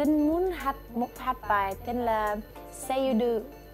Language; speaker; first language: Vietnamese; non-native, learner; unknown